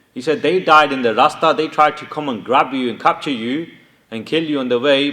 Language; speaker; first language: English; early bilingual, other home language; Punjabi